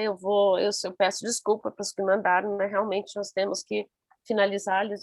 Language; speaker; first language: Portuguese; non-native, learner; Spanish